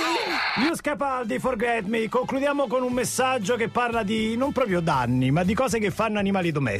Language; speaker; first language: Italian; native; Italian